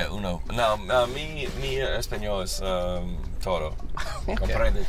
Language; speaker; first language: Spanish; non-native, learner; English